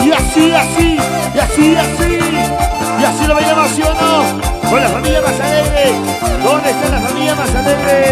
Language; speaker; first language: Spanish; native; Spanish